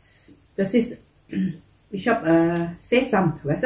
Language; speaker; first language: German; non-native, learner; Thai